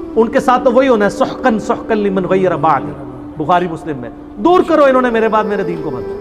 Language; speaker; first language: Urdu; native; Urdu